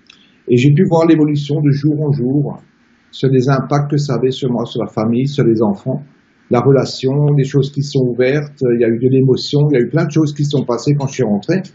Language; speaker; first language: French; native; French